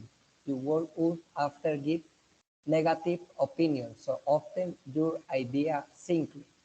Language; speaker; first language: English; non-native, learner; Spanish